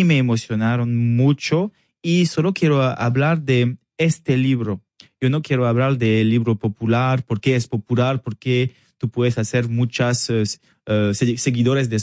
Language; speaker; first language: Spanish; non-native, learner; French